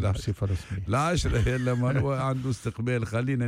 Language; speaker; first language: Arabic; native; Arabic